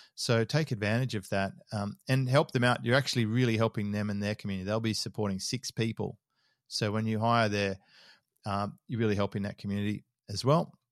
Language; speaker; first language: English; native; English